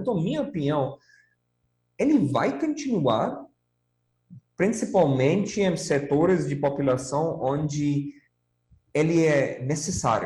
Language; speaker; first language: Portuguese; non-native, fluent; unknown